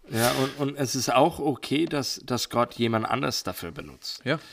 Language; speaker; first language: German; non-native, learner; English